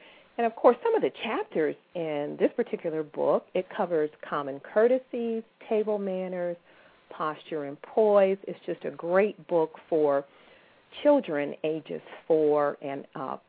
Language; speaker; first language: English; native; English